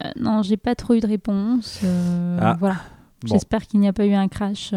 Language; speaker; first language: French; native; French